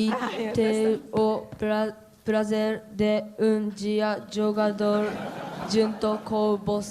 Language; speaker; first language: Portuguese; non-native, learner; Japanese